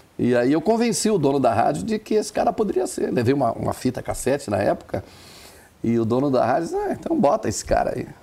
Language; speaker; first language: Portuguese; non-native, local second language; German